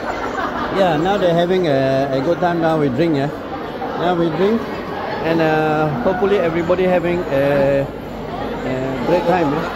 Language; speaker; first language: English; non-native, local second language; Malay